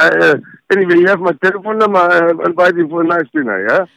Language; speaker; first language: English; non-native, fluent; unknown